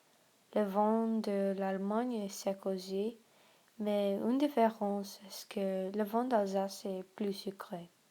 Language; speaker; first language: French; non-native, learner; English